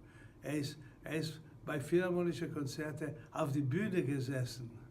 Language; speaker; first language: German; non-native, fluent; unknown